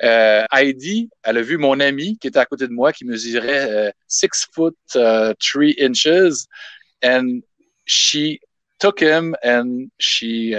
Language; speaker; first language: French; native; French